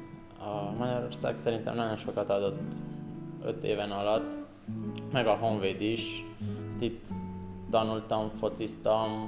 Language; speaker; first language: Hungarian; non-native, learner; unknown